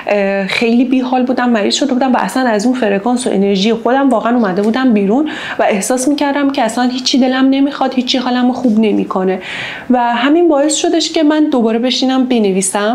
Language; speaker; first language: Persian; native; Persian